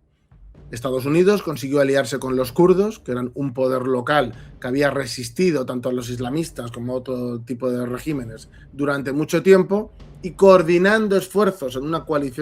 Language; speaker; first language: Spanish; native; Spanish